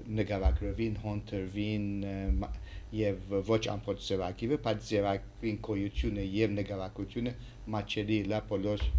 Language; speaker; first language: Armenian; early bilingual, heritage; Armenian